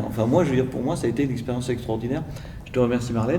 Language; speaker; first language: French; native; French